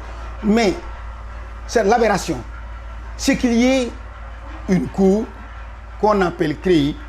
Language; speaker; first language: French; non-native, local second language; Wolof